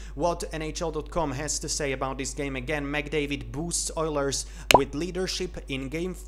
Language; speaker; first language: English; non-native, fluent; Slovak